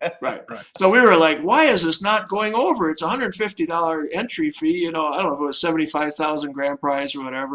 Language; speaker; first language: English; native; English